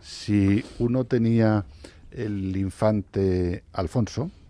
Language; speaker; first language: Spanish; native; Spanish